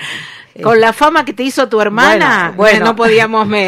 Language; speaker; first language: Spanish; native; Spanish